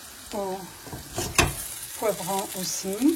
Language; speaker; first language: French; non-native, fluent; Arabic